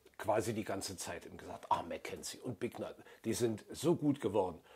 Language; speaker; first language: German; native; German